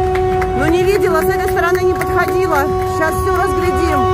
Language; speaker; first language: Russian; native; Russian